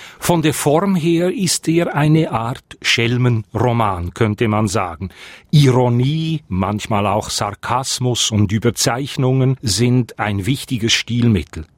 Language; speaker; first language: German; native; German